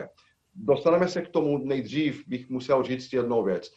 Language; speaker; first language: Czech; non-native, fluent; Portuguese